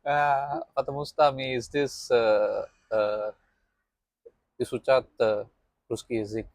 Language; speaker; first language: Russian; non-native, learner; Tamil